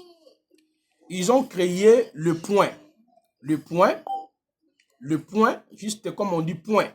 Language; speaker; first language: French; non-native, local second language; Lingala